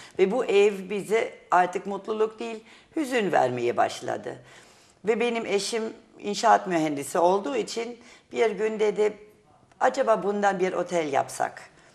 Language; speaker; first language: Turkish; non-native, fluent; German